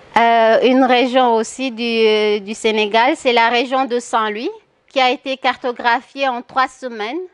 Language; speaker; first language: French; non-native, local second language; Wolof